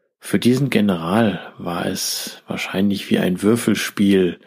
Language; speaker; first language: German; native; German